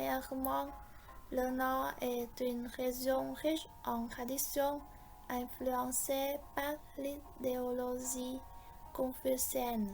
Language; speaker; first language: French; non-native, fluent; Vietnamese